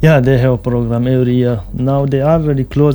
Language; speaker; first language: English; non-native, local second language; Pashto